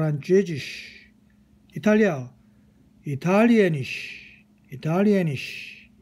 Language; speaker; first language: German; non-native, fluent; Korean